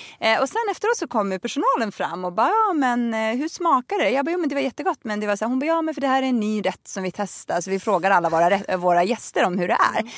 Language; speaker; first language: Swedish; early bilingual, other home language; Russian